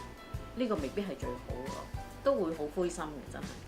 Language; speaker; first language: Cantonese; native; Cantonese